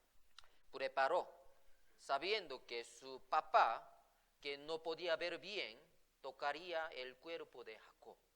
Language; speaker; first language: Spanish; non-native, fluent; Korean